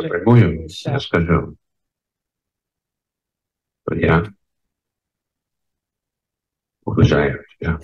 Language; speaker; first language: Russian; non-native, fluent; English